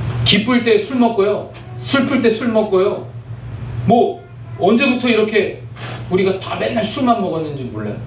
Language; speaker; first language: Korean; native; Korean